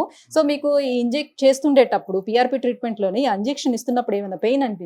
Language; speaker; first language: Telugu; native; Telugu